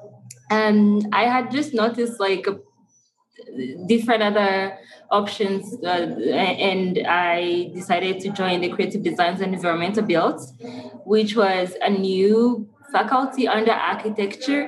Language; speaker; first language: English; non-native, local second language; Kinyarwanda